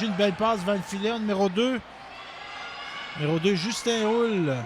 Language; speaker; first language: French; native; French